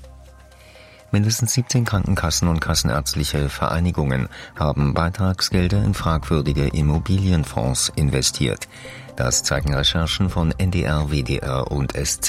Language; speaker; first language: German; native; German